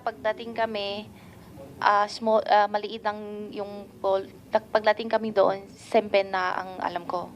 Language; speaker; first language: Filipino; non-native, learner; Chinese